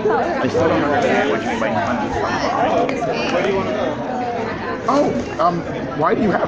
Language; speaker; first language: English; native; English